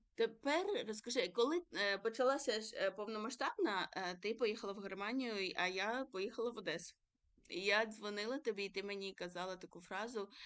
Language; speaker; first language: Ukrainian; early bilingual, other home language; Georgian